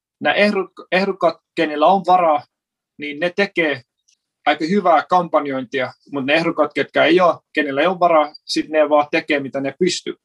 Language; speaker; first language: Finnish; non-native, fluent; Persian